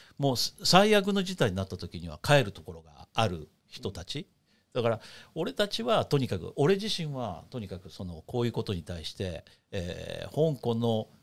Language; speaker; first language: Japanese; native; Japanese